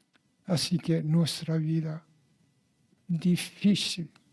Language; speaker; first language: Spanish; non-native, fluent; Japanese